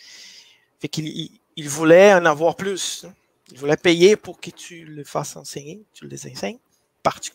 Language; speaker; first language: French; non-native, fluent; Portuguese